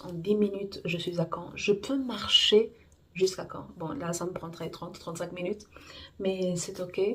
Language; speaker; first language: French; non-native, fluent; Portuguese